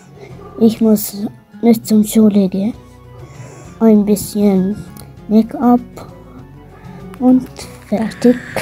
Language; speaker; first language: German; non-native, learner; Arabic